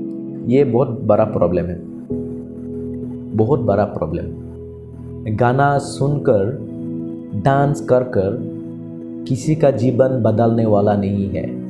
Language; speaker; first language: Hindi; non-native, local second language; Kok Borok